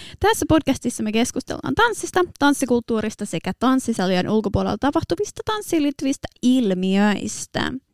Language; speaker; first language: Finnish; native; Finnish